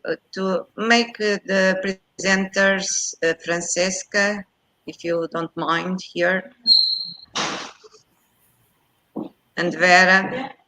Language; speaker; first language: English; non-native, fluent; Portuguese